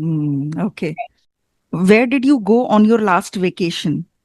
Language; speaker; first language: English; non-native, fluent; Hindi